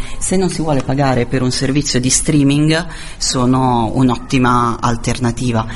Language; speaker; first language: Italian; native; Italian